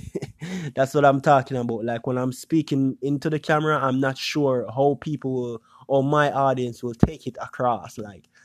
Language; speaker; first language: English; non-native, local second language; Jamaican Creole English